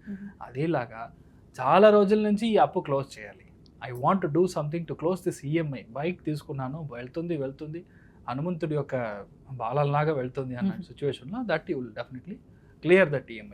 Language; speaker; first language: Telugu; non-native, fluent; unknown